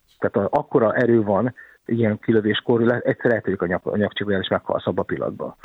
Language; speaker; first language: Hungarian; native; Hungarian